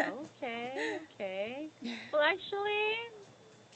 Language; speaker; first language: English; non-native, fluent; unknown